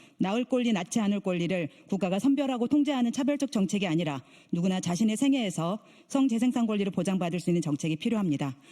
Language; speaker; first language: Korean; native; Korean